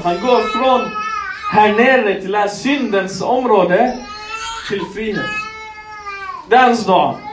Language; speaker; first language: Swedish; non-native, local second language; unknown